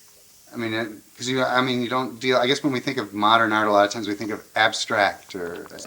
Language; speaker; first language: English; native; English